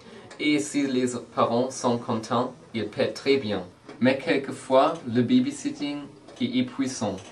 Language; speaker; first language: French; non-native, learner; English